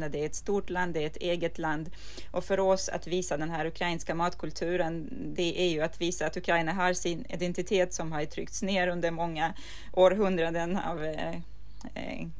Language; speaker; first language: Swedish; non-native, fluent; Ukrainian